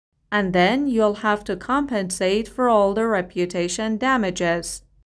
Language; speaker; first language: English; non-native, fluent; Persian